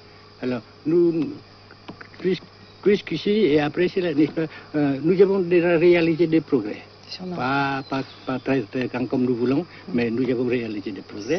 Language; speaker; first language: French; non-native, fluent; Vietnamese